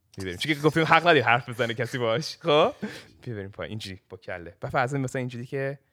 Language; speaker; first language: Persian; early bilingual, heritage; Persian